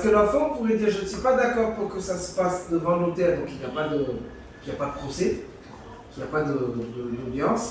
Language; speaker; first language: French; native; French